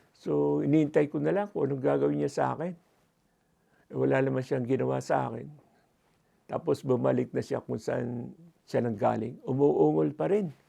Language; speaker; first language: Filipino; non-native, local second language; Pampanga